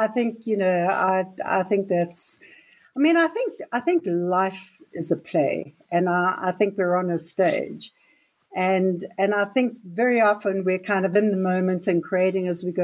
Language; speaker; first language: English; native; English